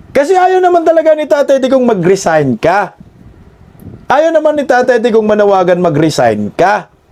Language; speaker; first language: Filipino; non-native, local second language; Cebuano